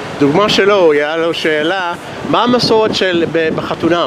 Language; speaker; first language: Hebrew; non-native, fluent; English